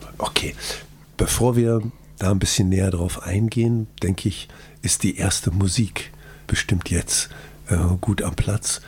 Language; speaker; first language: German; native; German